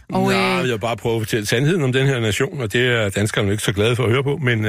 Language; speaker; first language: Danish; native; Danish